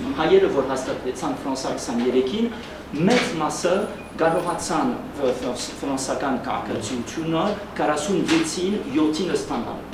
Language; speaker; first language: Armenian; early bilingual, heritage; Armenian